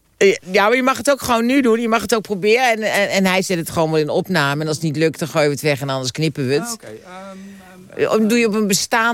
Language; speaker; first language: Dutch; native; Dutch